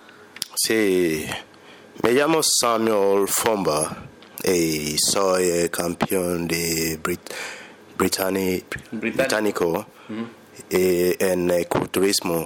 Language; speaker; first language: Spanish; non-native, learner; English